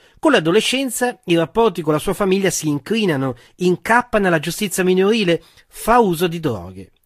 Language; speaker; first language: Italian; native; Italian